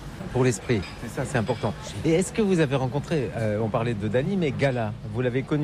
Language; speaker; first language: French; native; French